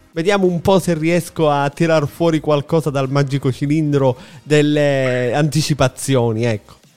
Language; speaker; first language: Italian; native; Italian